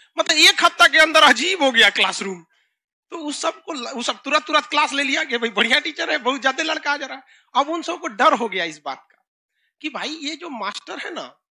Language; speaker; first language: Hindi; native; Hindi